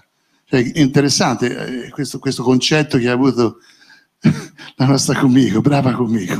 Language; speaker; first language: Italian; native; Italian